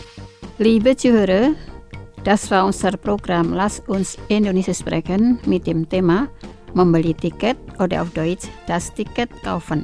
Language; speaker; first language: German; non-native, fluent; Indonesian